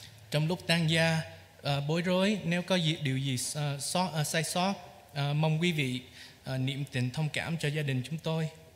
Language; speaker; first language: Vietnamese; early bilingual, heritage; Vietnamese